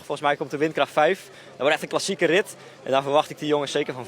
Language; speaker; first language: Dutch; native; Dutch